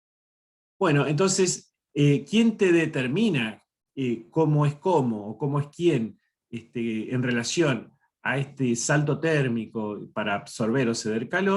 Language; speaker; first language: Spanish; native; Spanish